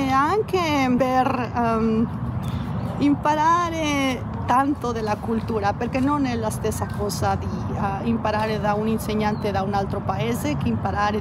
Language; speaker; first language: Italian; non-native, learner; Spanish